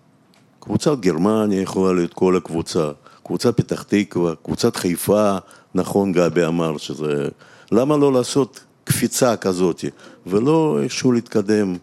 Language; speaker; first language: Hebrew; non-native, fluent; Russian